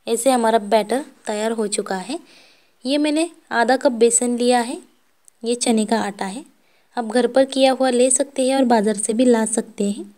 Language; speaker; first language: Hindi; non-native, local second language; Marathi